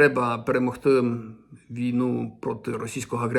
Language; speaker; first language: Ukrainian; non-native, fluent; Estonian